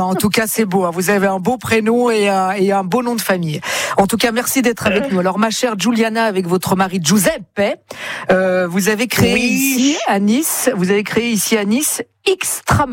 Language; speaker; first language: French; native; French